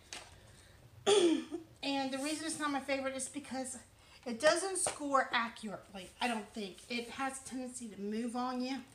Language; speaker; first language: English; native; English